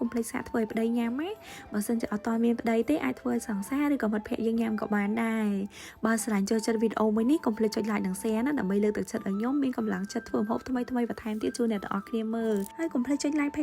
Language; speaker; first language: Khmer; native; Khmer